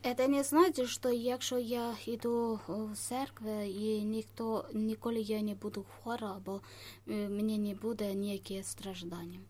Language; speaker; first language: Ukrainian; non-native, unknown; Malayalam